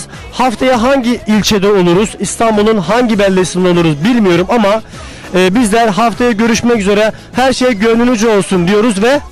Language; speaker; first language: Turkish; native; Turkish